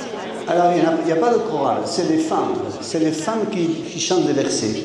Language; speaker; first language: French; native; French